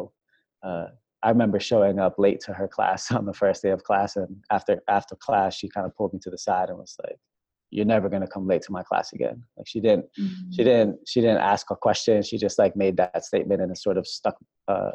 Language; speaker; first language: English; native; English